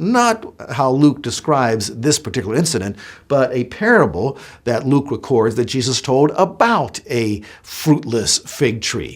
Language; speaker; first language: English; native; English